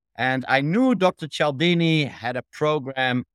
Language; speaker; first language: English; non-native, fluent; Dutch